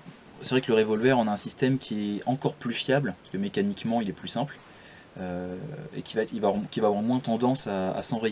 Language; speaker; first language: French; native; French